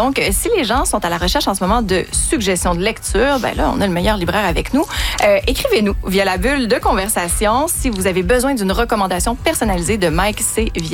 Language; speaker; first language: French; native; French